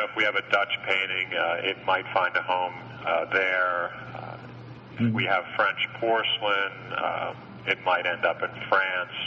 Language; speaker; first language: English; native; English